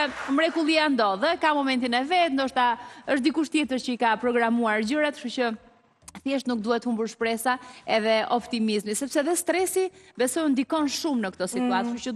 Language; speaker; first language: Albanian; native; Albanian